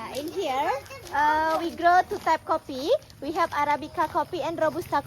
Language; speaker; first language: English; non-native, fluent; Indonesian